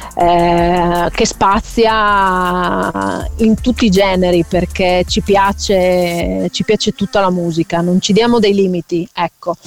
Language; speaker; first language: Italian; native; Italian